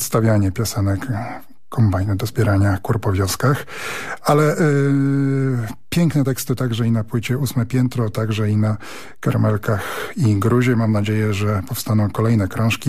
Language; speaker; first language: Polish; native; Polish